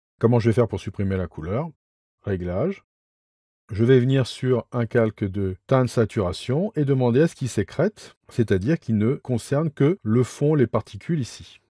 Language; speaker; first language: French; native; French